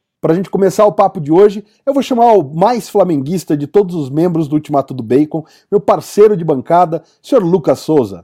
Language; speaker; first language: Portuguese; native; Portuguese